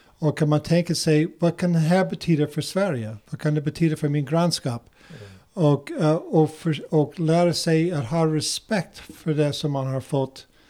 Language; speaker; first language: Swedish; non-native, fluent; English